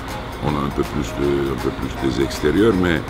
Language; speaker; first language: French; non-native, fluent; Turkish